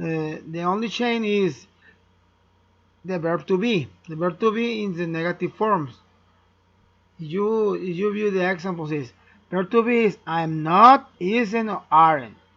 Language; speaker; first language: English; non-native, learner; Spanish